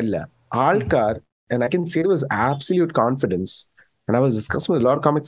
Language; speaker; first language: English; non-native, local second language; Malayalam